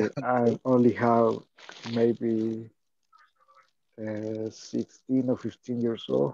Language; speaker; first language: English; non-native, learner; Spanish